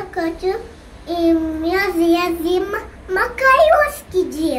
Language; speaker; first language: Russian; early bilingual, heritage; Russian